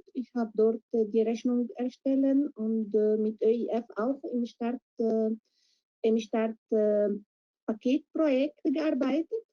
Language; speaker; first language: German; non-native, fluent; Arabic